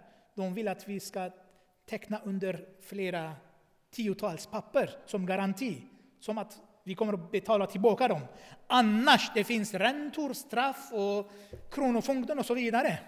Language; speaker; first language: Swedish; non-native, fluent; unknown